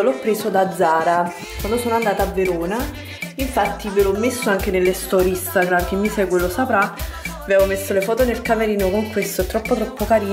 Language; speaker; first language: Italian; native; Italian